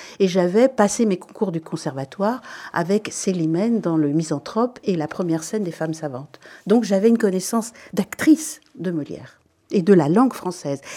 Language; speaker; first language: French; native; French